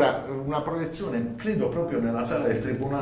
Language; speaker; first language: Italian; native; Italian